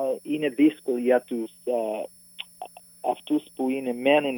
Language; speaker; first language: Greek; early bilingual, heritage; Greek